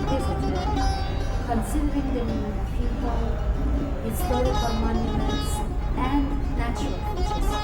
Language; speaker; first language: English; non-native, fluent; Persian